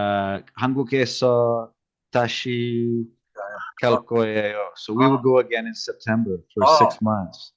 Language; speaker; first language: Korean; non-native, learner; English